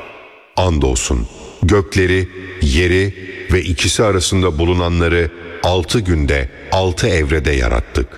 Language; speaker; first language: Turkish; native; Turkish